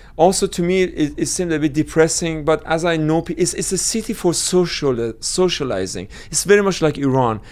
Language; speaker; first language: English; non-native, fluent; Persian